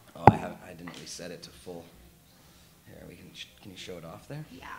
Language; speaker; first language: English; native; English